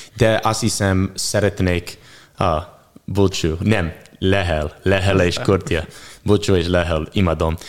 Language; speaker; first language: Hungarian; non-native, learner; English